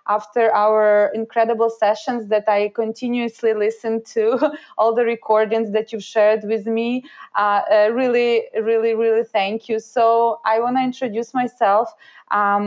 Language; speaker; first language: English; non-native, fluent; Ukrainian